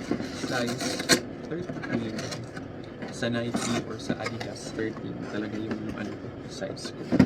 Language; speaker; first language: Filipino; native; Filipino